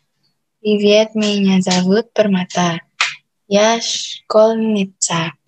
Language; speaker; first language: Russian; non-native, learner; Indonesian